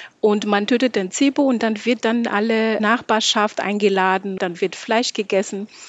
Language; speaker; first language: German; non-native, fluent; Malagasy